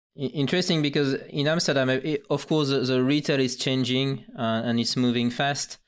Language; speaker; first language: English; non-native, fluent; French